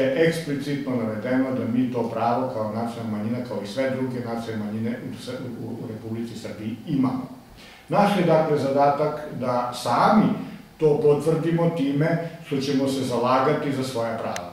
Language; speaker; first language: Serbian; native; Serbian